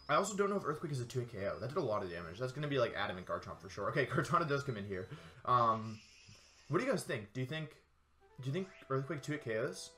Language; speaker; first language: English; native; English